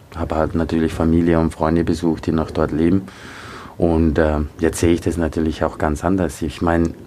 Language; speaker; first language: German; early bilingual, other home language; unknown